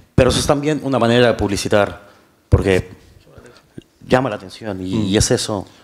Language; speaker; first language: Spanish; native; Spanish